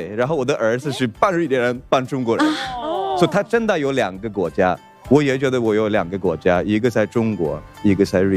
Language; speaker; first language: Chinese; non-native, fluent; Swedish